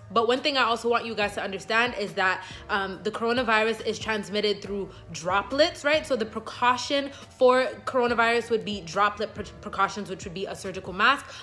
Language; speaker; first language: English; native; English